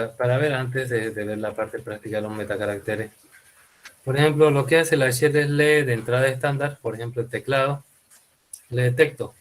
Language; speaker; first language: Spanish; native; Spanish